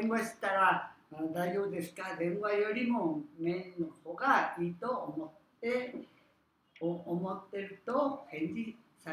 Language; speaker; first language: Japanese; non-native, learner; Spanish